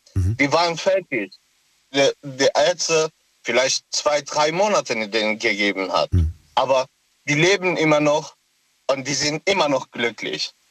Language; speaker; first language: German; non-native, local second language; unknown